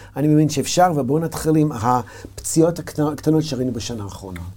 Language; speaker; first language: Hebrew; non-native, fluent; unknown